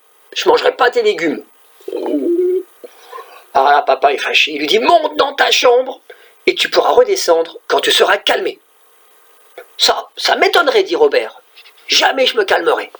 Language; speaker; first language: French; native; French